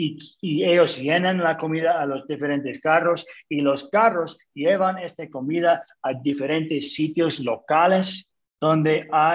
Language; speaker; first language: Spanish; early bilingual, other home language; English